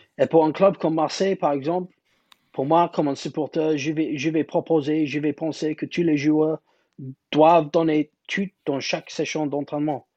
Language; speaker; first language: French; non-native, learner; English